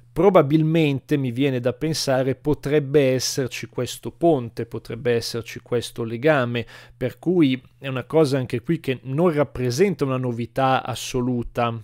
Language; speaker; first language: Italian; native; Italian